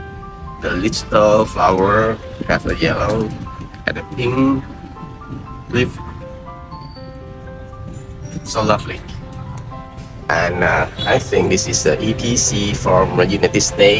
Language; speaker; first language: English; non-native, learner; Vietnamese